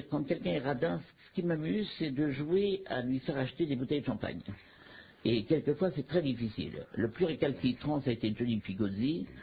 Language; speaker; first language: French; native; French